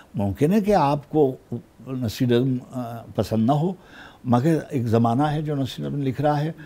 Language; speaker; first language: Urdu; native; Urdu